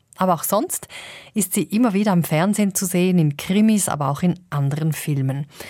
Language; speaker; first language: German; native; German